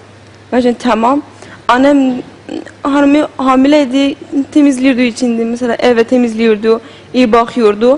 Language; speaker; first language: Turkish; non-native, learner; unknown